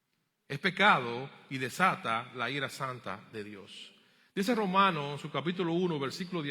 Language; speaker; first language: Spanish; native; Spanish